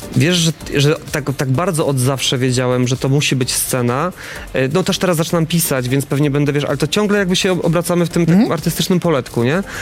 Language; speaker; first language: Polish; native; Polish